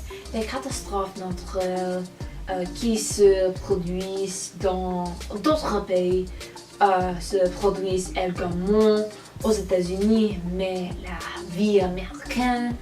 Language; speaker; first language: French; non-native, learner; English